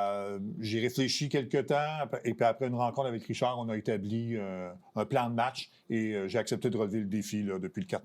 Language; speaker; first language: French; native; French